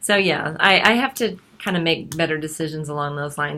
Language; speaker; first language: English; native; English